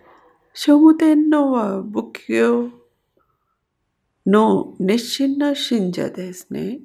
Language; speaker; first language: Japanese; non-native, fluent; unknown